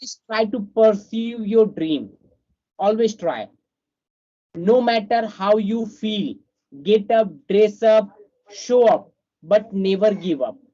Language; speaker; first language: English; non-native, fluent; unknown